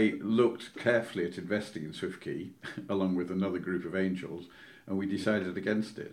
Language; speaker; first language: English; native; English